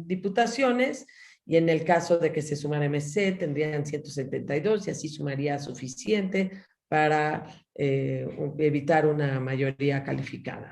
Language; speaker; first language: Spanish; native; Spanish